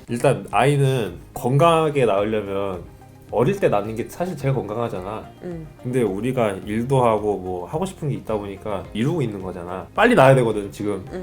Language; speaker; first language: Korean; native; Korean